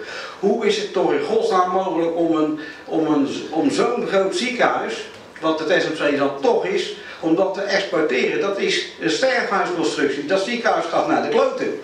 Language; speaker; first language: Dutch; native; Dutch